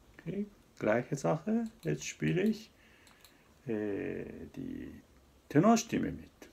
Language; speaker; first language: German; non-native, fluent; Japanese